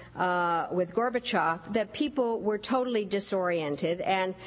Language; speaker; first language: English; early bilingual, other home language; Czech